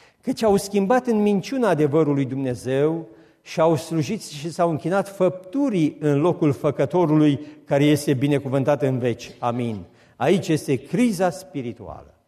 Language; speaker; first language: Romanian; native; Romanian